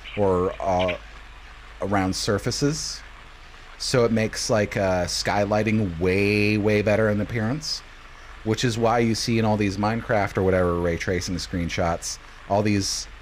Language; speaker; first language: English; native; English